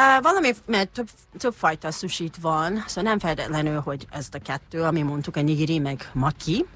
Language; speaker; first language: Hungarian; non-native, learner; Japanese